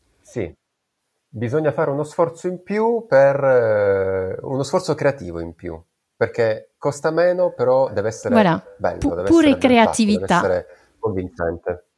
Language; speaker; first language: Italian; native; Italian